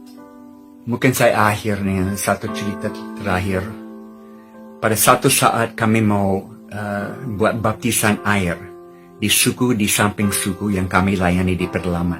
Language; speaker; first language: Indonesian; non-native, fluent; English